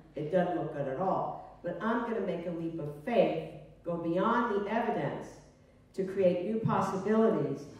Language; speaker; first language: English; native; English